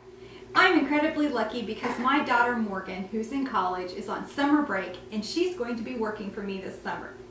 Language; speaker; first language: English; native; English